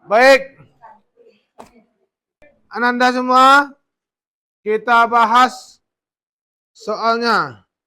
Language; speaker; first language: Indonesian; native; Indonesian